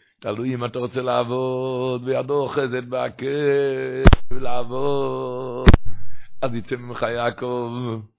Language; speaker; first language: Hebrew; non-native, local second language; Yiddish